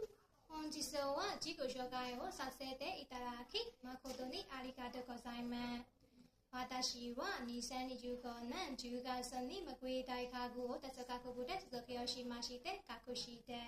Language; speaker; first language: Japanese; non-native, learner; Burmese